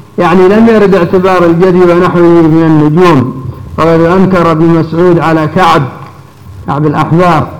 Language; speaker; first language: Arabic; native; Arabic